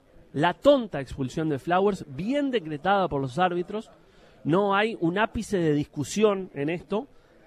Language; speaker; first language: Spanish; native; Spanish